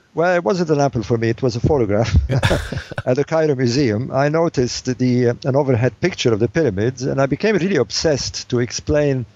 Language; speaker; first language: English; non-native, fluent; Arabic